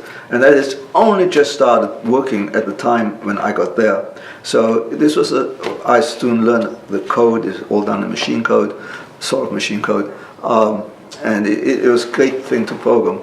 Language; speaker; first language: English; non-native, local second language; German